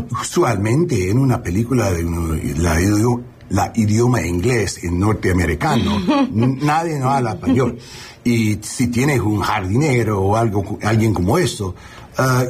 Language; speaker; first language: Spanish; non-native, learner; English